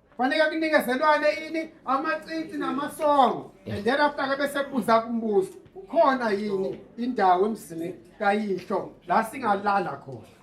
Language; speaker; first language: Zulu; native; Zulu